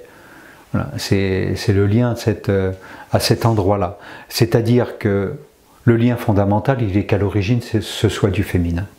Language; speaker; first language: French; native; French